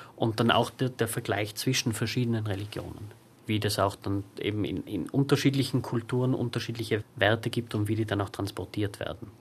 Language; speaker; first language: German; native; German